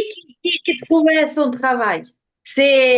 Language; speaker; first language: French; non-native, learner; Ukrainian